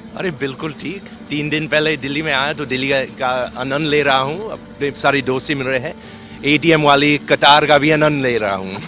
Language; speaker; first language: Hindi; non-native, fluent; English